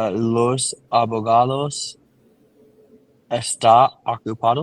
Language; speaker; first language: Spanish; non-native, learner; English